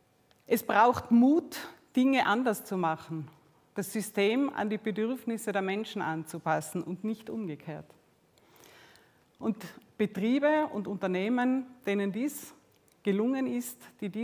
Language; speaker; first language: German; native; German